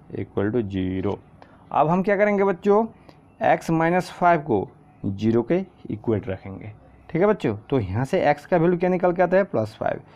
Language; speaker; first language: Hindi; non-native, local second language; Assamese